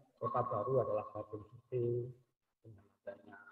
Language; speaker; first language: Indonesian; native; Indonesian